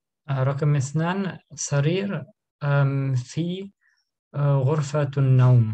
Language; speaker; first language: Arabic; non-native, learner; German